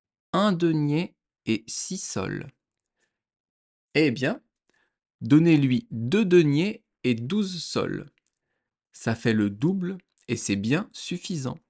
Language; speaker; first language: French; native; French